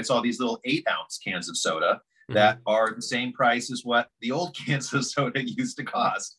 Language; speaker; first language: English; native; English